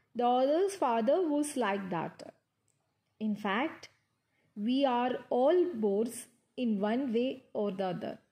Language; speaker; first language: English; non-native, local second language; Malayalam